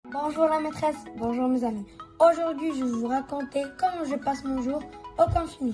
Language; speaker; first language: French; non-native, learner; Arabic